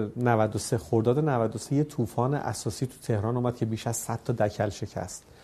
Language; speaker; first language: Persian; native; Persian